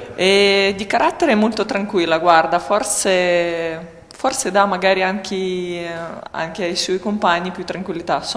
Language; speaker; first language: Italian; non-native, fluent; Russian